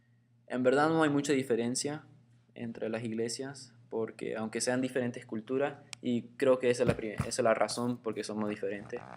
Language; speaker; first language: Spanish; early bilingual, heritage; Spanish